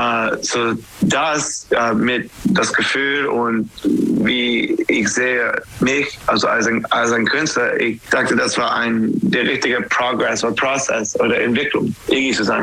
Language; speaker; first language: German; non-native, learner; English